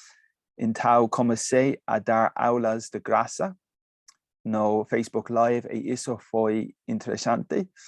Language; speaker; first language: Portuguese; non-native, learner; English